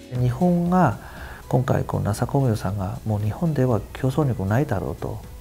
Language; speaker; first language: Japanese; non-native, fluent; Chinese